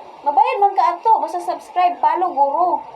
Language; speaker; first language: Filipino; non-native, local second language; Cebuano